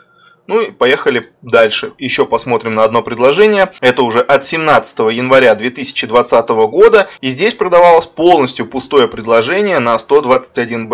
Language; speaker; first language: Russian; native; Russian